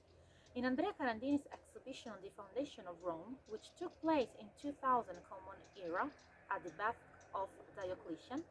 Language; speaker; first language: English; non-native, fluent; Italian